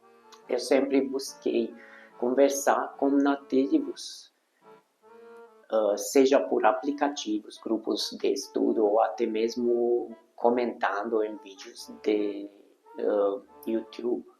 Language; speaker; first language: Portuguese; non-native, fluent; Hungarian